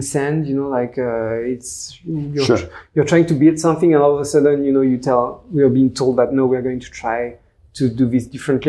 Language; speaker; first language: English; non-native, fluent; French